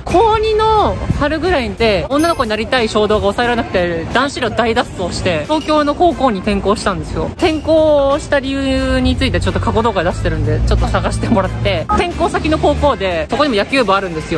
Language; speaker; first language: Japanese; native; Japanese